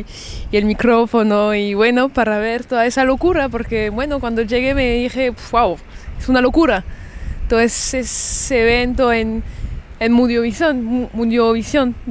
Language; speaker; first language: Spanish; early bilingual, heritage; French